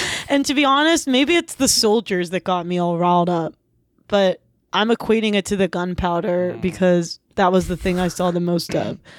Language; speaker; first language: English; native; English